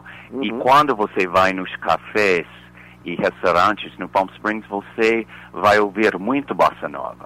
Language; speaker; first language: Portuguese; non-native, fluent; English